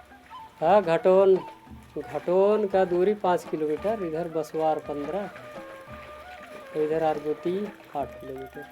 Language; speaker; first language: Hindi; non-native, local second language; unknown